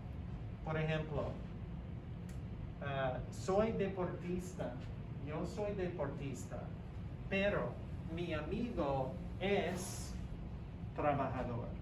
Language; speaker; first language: Spanish; non-native, fluent; English